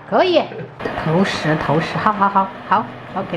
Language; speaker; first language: Chinese; native; Chinese